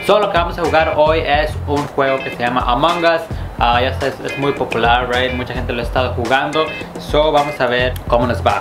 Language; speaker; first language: Spanish; early bilingual, heritage; Spanish